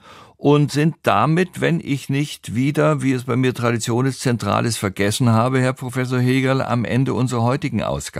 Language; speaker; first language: German; native; German